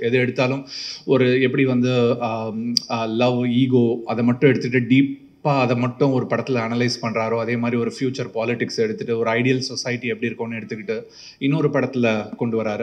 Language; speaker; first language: Tamil; native; Tamil